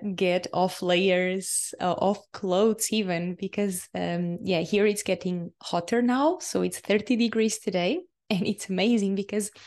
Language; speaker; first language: English; non-native, fluent; Portuguese